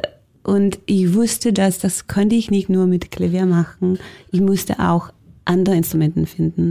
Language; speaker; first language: German; non-native, fluent; Danish